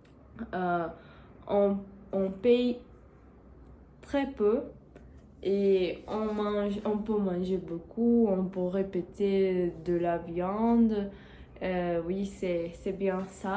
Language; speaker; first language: French; non-native, learner; Portuguese